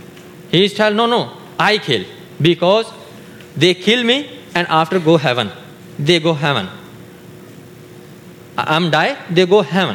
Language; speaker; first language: English; non-native, learner; Urdu